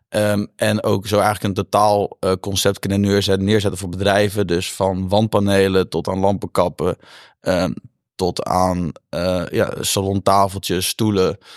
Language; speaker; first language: Dutch; native; Dutch